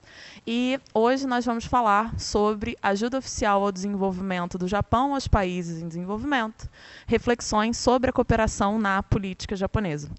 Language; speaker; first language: Portuguese; native; Portuguese